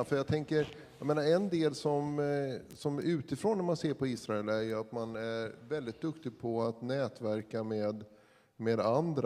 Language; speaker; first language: Swedish; native; Swedish